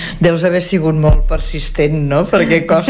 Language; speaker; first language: Catalan; native; Catalan